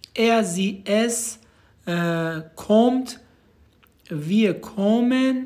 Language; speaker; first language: German; non-native, fluent; Persian